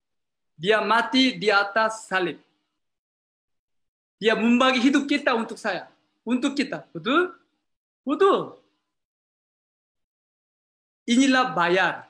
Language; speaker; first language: Indonesian; non-native, learner; Korean